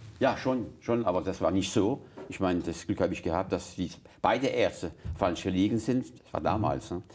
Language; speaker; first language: German; non-native, local second language; French